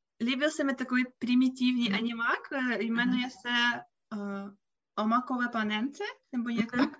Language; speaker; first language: Czech; non-native, learner; Russian